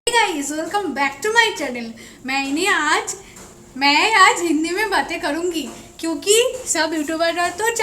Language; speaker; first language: Hindi; non-native, local second language; Bangla